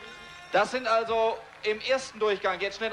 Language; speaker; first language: German; native; German